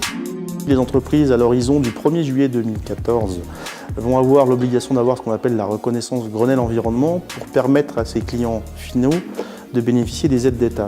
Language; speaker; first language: French; native; French